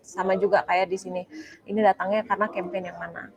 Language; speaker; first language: Indonesian; native; Indonesian